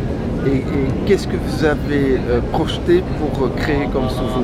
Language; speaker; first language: French; native; French